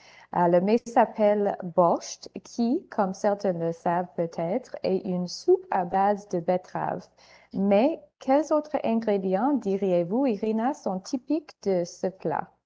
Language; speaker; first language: French; non-native, learner; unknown